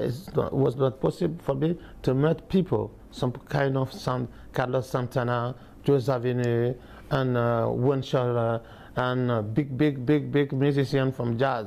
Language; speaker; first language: English; non-native, learner; Bambara